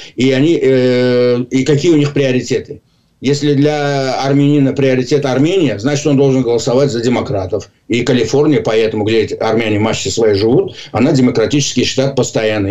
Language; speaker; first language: Russian; non-native, local second language; Azerbaijani